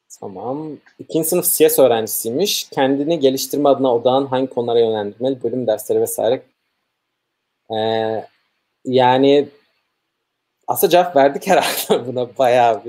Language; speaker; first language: Turkish; native; Turkish